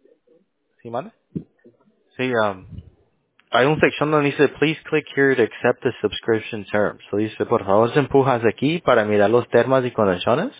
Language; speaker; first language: Spanish; early bilingual, heritage; Spanish